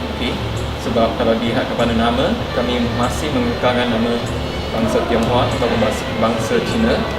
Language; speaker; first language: Malay; native; Malay